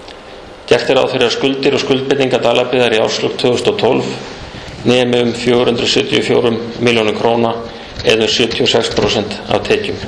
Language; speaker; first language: Icelandic; native; Icelandic